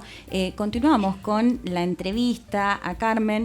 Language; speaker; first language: Spanish; native; Spanish